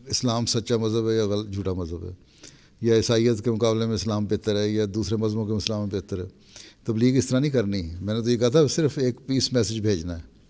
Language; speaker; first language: Urdu; native; Urdu